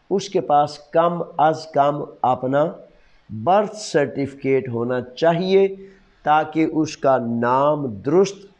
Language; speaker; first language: Urdu; non-native, local second language; Punjabi